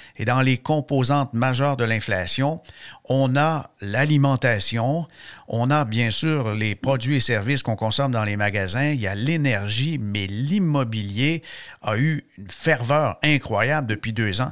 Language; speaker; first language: French; native; French